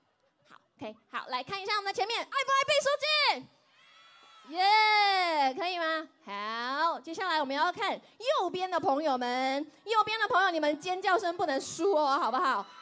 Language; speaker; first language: Chinese; native; Chinese